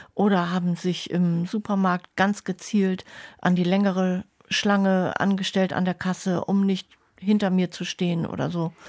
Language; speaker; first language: German; native; German